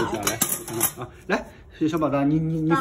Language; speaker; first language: Chinese; native; Chinese